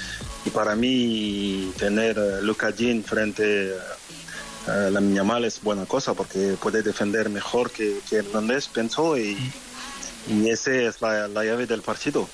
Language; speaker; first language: Spanish; non-native, fluent; French